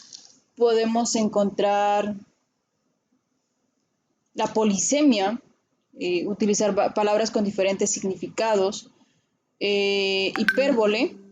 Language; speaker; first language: Spanish; native; Spanish